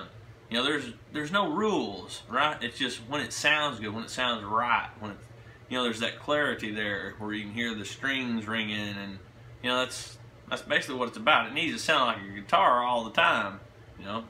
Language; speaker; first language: English; native; English